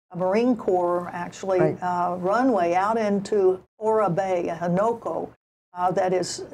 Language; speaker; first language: English; native; English